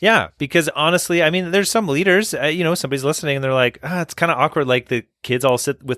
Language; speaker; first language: English; native; English